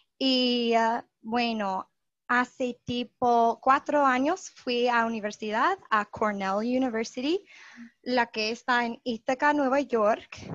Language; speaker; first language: Spanish; non-native, fluent; English